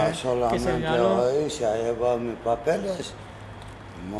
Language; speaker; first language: Spanish; non-native, learner; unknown